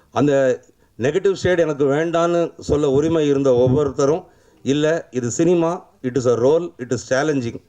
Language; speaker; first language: Tamil; native; Tamil